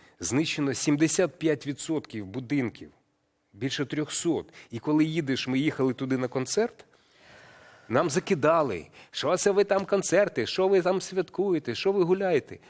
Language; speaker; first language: Ukrainian; native; Ukrainian